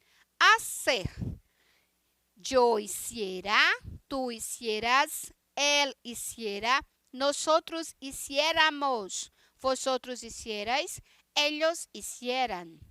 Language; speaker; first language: Spanish; non-native, fluent; Portuguese